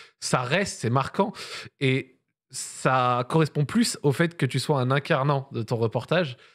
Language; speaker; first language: French; native; French